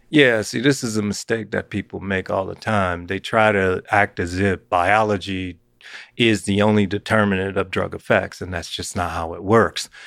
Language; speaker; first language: English; native; English